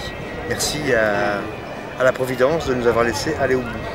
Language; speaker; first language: French; native; French